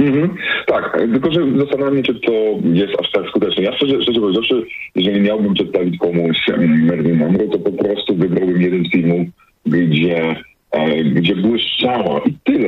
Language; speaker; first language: Polish; native; Polish